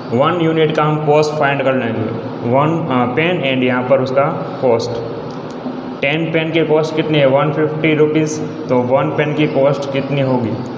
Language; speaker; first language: Hindi; non-native, local second language; Gujarati